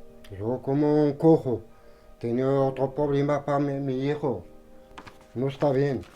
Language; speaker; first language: Spanish; non-native, learner; Arabic